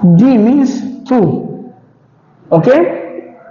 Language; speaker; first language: English; non-native, local second language; Amharic